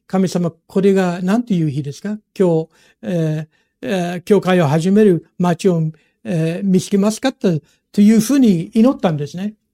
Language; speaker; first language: Japanese; non-native, fluent; English